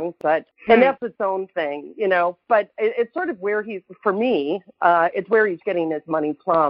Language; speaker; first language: English; native; English